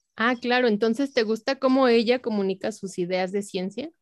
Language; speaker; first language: Spanish; native; Spanish